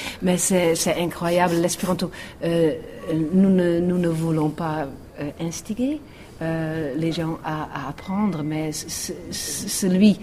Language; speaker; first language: French; non-native, fluent; Western Frisian